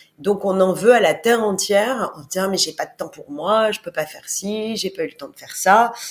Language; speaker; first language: French; native; French